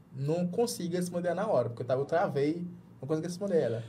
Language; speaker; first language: Portuguese; non-native, fluent; English